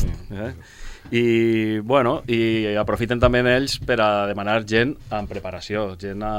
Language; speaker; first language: Catalan; non-native, local second language; Spanish